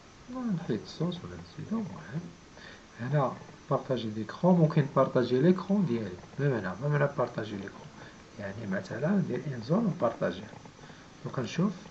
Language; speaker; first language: Arabic; native; Arabic